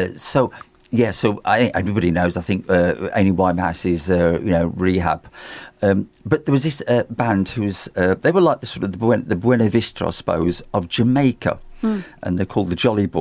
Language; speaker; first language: English; native; English